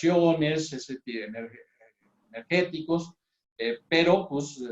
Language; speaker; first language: Spanish; native; Spanish